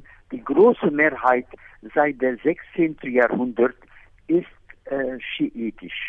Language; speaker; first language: German; non-native, fluent; Arabic